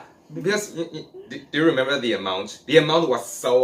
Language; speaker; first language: English; non-native, learner; Chinese